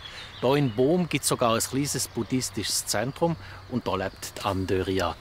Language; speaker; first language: German; native; German